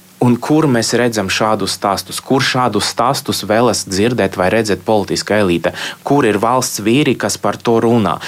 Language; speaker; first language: Latvian; non-native, local second language; Russian